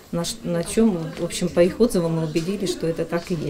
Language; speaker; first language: Russian; native; Russian